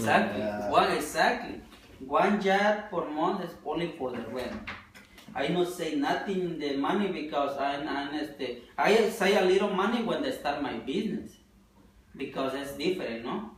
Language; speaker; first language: English; non-native, learner; Spanish